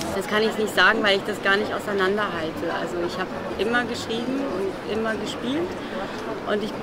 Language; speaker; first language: German; early bilingual, other home language; Russian